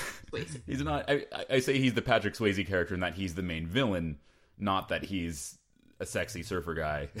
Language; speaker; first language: English; native; English